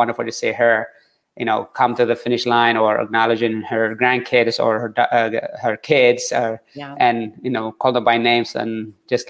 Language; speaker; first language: English; early bilingual, other home language; Tigrinya